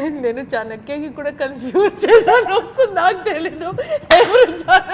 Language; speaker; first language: Telugu; non-native, learner; Hindi